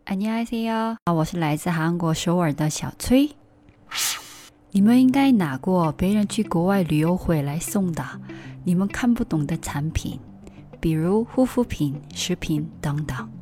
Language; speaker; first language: Chinese; non-native, learner; Korean